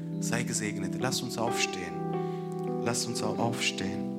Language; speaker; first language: German; non-native, fluent; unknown